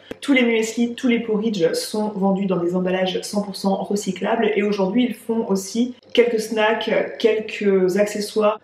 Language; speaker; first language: French; native; French